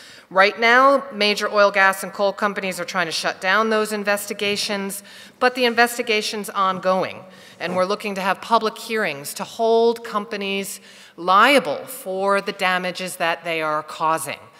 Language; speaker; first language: English; native; English